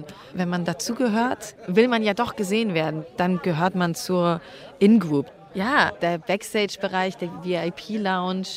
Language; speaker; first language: German; native; German